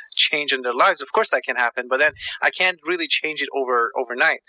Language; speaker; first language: English; non-native, fluent; German